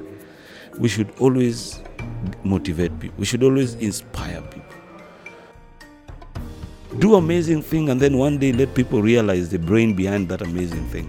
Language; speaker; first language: English; non-native, local second language; Luo (Kenya and Tanzania)